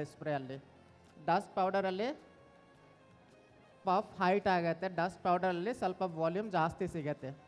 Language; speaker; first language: Kannada; non-native, learner; Bangla